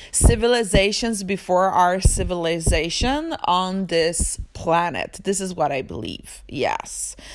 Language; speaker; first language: English; early bilingual, other home language; Swedish